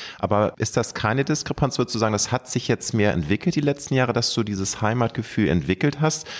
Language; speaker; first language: German; native; German